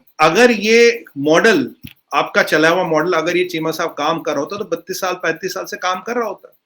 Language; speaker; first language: Hindi; non-native, local second language; Kashmiri